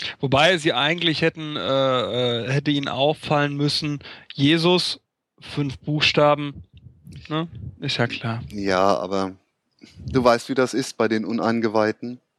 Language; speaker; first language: German; native; German